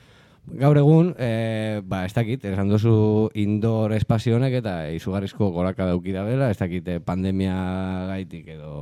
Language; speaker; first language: Basque; native; Basque